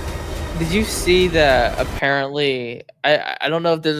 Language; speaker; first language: English; native; English